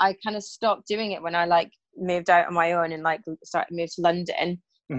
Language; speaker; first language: English; native; English